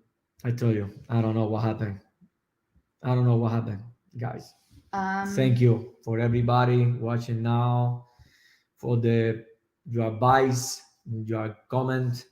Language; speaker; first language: English; non-native, learner; Spanish